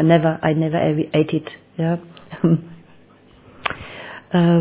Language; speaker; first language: English; non-native, learner; German